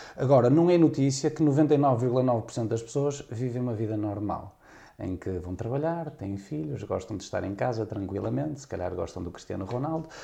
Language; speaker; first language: Portuguese; native; Portuguese